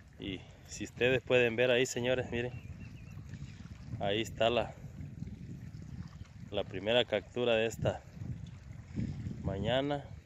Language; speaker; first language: Spanish; native; Spanish